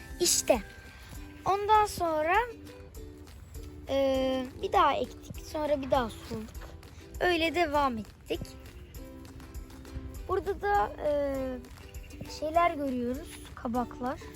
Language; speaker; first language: Turkish; early bilingual, heritage; Turkish